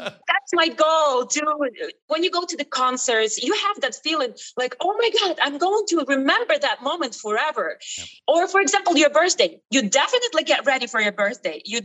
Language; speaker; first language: English; non-native, fluent; Ukrainian